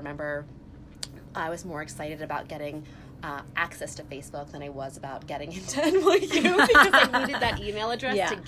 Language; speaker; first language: English; native; English